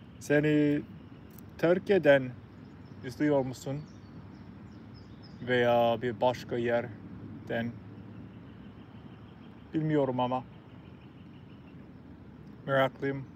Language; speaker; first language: Turkish; non-native, learner; English